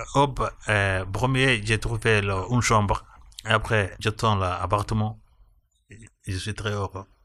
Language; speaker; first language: French; non-native, fluent; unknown